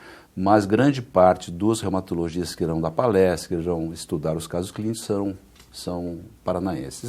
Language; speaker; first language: Portuguese; native; Portuguese